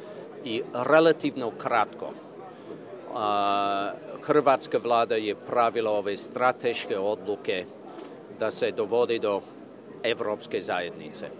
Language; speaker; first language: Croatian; non-native, fluent; English